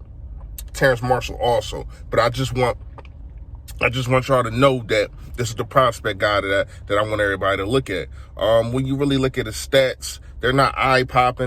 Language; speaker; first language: English; native; English